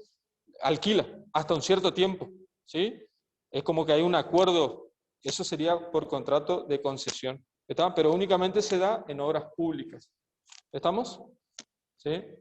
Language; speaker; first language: Spanish; native; Spanish